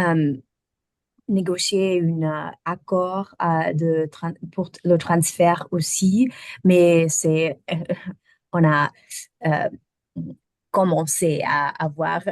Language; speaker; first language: French; non-native, learner; German